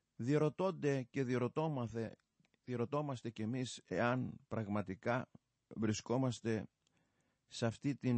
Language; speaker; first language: Greek; native; Greek